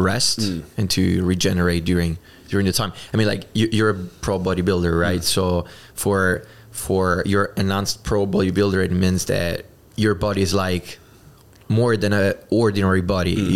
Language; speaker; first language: English; non-native, fluent; Italian